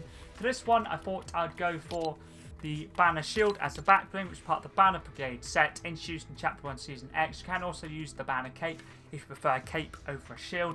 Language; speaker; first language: English; native; English